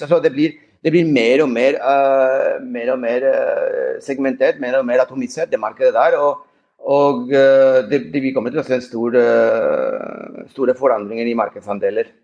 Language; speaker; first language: Norwegian; non-native, fluent; Spanish